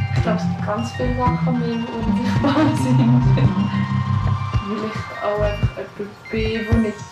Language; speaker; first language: German; native; German